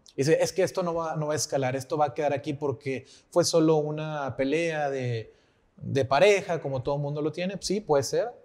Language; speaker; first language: Spanish; native; Spanish